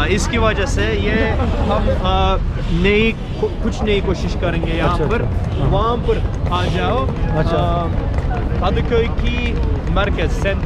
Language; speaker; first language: Hindi; non-native, learner; Turkish